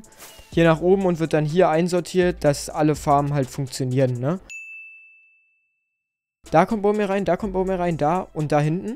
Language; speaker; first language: German; native; German